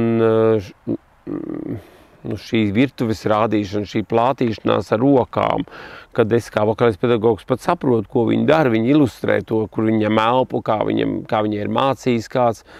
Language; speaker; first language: Latvian; native; Latvian